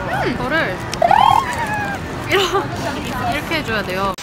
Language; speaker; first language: Korean; native; Korean